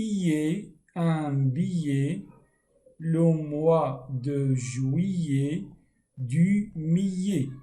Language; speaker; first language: French; non-native, local second language; Arabic